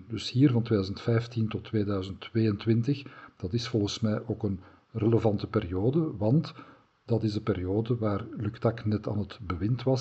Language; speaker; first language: Dutch; native; Dutch